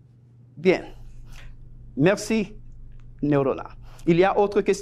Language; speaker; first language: French; non-native, fluent; Spanish